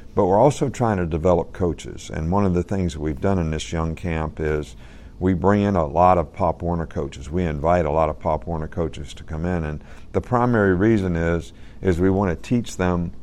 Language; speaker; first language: English; native; English